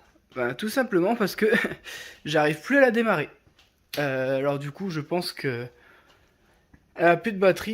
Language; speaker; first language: French; native; French